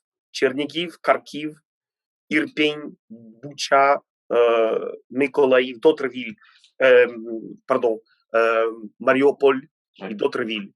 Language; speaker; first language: French; non-native, fluent; Ukrainian